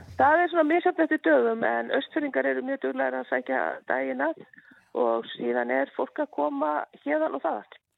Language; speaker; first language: Icelandic; native; Icelandic